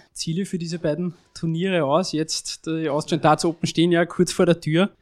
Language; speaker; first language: German; native; German